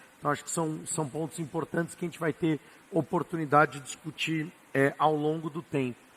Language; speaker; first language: Portuguese; native; Portuguese